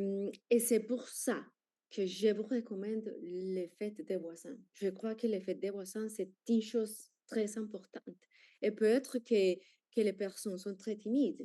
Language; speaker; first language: French; non-native, fluent; Spanish